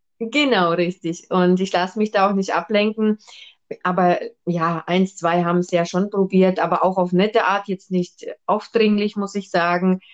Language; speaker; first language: German; early bilingual, other home language; Russian